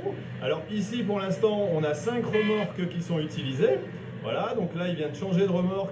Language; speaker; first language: French; native; French